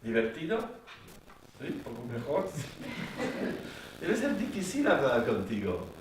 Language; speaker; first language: Spanish; non-native, fluent; French